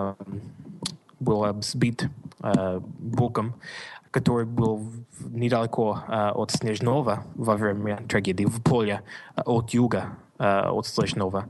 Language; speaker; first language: Russian; non-native, learner; English